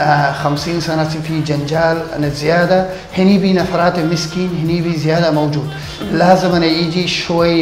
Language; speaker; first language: Arabic; non-native, learner; Persian